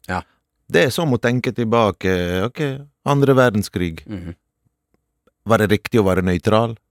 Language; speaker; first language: Norwegian; early bilingual, other home language; Bosnian